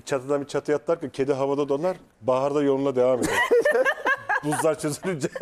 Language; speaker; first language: Turkish; native; Turkish